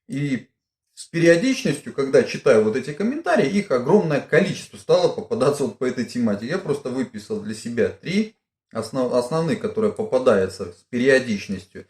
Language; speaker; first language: Russian; native; Russian